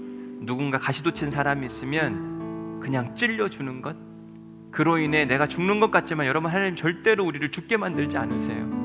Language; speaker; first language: Korean; native; Korean